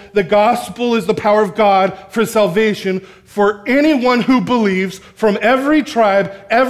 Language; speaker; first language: English; native; English